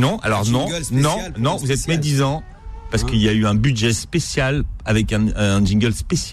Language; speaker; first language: French; native; French